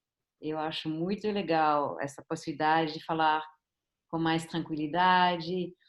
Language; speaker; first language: Portuguese; non-native, fluent; German